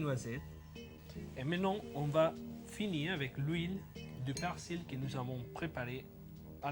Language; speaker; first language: French; non-native, fluent; Spanish